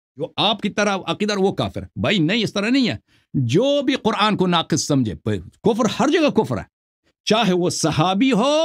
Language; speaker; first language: Urdu; non-native, local second language; Punjabi